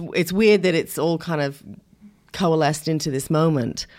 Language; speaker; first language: English; native; English